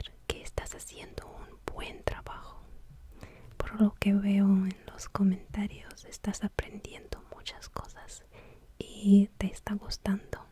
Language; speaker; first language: Spanish; non-native, fluent; Russian